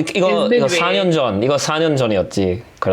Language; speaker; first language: Korean; non-native, fluent; English